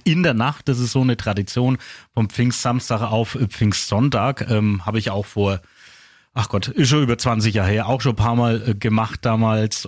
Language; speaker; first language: German; native; German